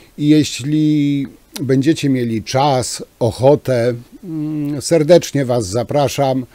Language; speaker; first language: Polish; native; Polish